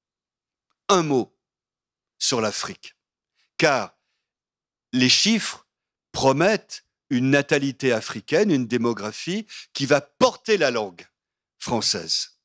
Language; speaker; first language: French; native; French